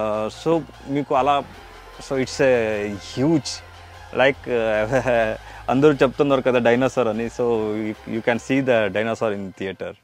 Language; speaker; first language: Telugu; non-native, learner; Kannada